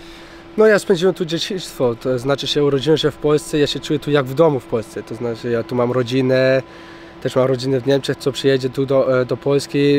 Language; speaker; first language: Polish; early bilingual, heritage; Polish